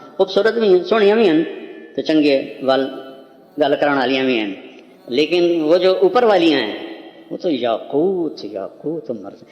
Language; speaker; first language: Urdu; non-native, local second language; Punjabi